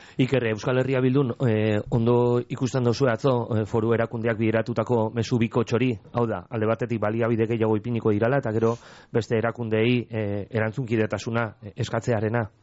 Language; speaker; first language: Basque; native; Basque